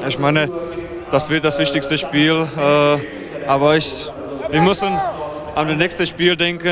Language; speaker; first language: German; non-native, learner; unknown